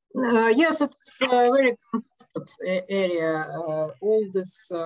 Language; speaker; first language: English; non-native, fluent; Russian